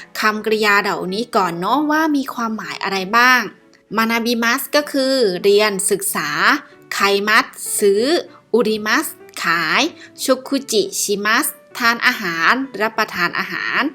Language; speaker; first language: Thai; native; Thai